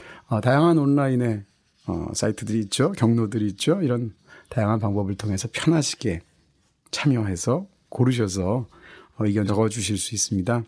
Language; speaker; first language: Korean; native; Korean